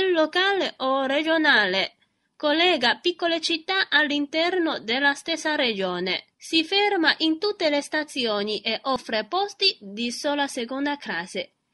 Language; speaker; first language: Italian; non-native, fluent; Chinese